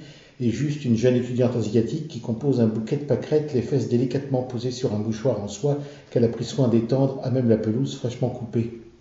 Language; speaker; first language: French; native; French